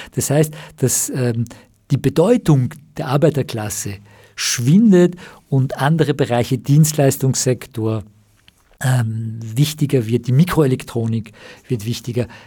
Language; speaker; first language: German; early bilingual, other home language; Persian